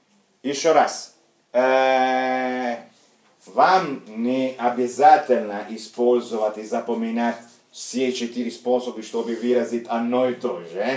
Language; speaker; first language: Russian; non-native, fluent; Italian